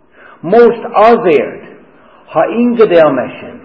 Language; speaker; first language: Hungarian; non-native, fluent; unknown